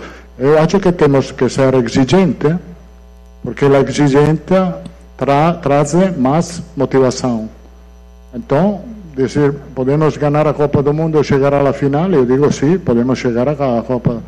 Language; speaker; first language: Portuguese; non-native, fluent; Italian